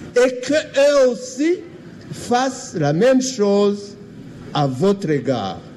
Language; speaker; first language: French; non-native, local second language; Rundi